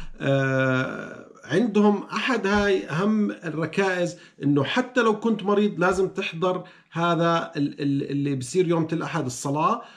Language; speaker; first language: Arabic; native; Arabic